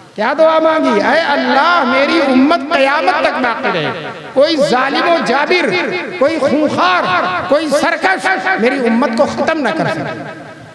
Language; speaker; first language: Urdu; native; Urdu